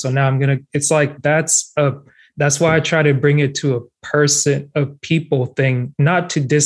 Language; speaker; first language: English; non-native, local second language; French